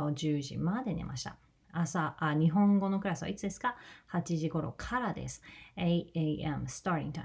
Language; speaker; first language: Japanese; non-native, fluent; English